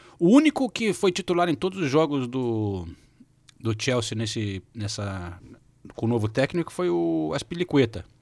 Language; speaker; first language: Portuguese; native; Portuguese